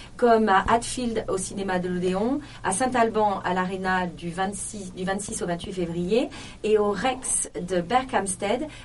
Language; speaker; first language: French; native; French